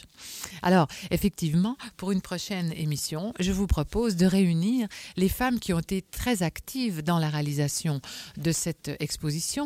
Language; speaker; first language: French; native; French